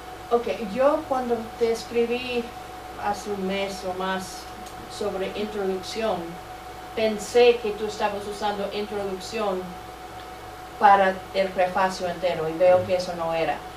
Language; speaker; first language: Spanish; non-native, fluent; English